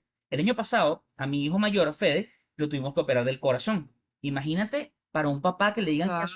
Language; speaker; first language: Spanish; native; Spanish